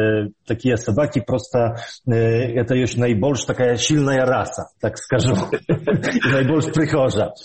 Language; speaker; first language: Belarusian; early bilingual, heritage; Polish